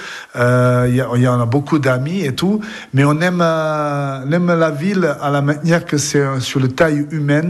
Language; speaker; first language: French; non-native, fluent; Serbian